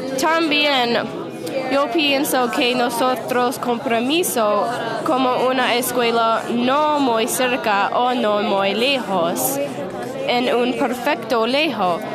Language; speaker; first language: Spanish; non-native, learner; English